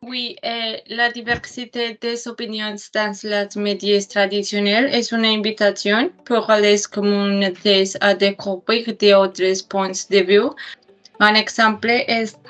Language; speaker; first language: French; non-native, learner; Spanish